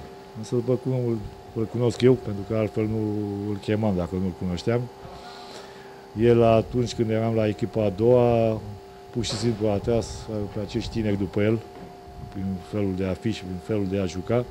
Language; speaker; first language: Romanian; native; Romanian